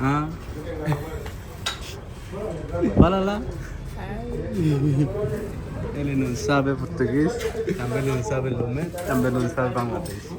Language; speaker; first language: Portuguese; non-native, learner; Bangla